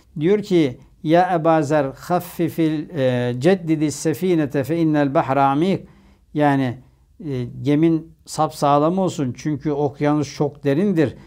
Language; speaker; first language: Turkish; native; Turkish